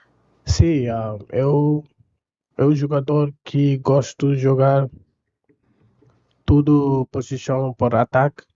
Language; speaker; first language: Portuguese; non-native, learner; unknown